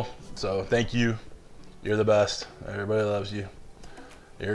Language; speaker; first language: English; native; English